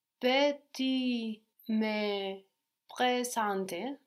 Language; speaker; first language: French; non-native, learner; English